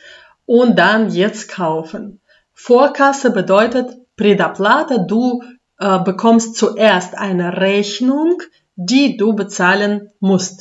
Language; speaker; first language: German; non-native, fluent; Russian